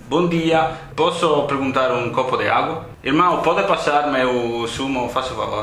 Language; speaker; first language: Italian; non-native, learner; Portuguese